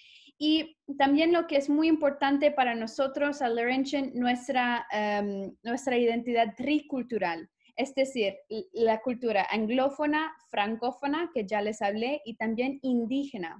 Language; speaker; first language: Spanish; non-native, fluent; English